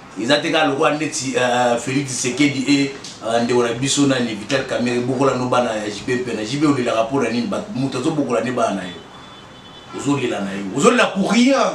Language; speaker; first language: Lingala; non-native, local second language; Luba-Lulua